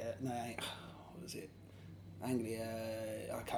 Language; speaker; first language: English; native; English